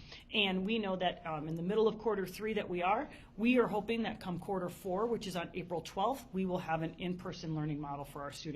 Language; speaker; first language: English; native; English